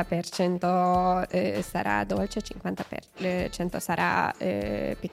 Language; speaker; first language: Italian; non-native, learner; Hungarian